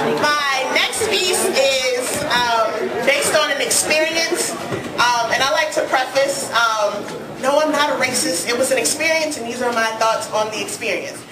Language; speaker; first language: English; native; English